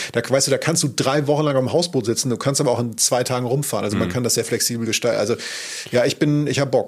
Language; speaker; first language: German; native; German